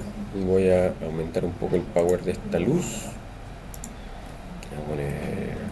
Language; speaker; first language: Spanish; native; Spanish